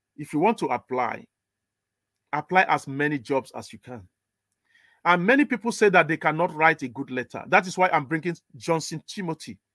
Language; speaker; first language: English; non-native, local second language; Igbo